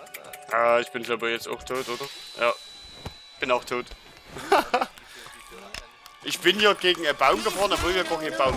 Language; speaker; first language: German; native; German